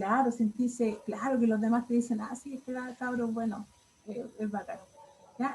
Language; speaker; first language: Spanish; native; Spanish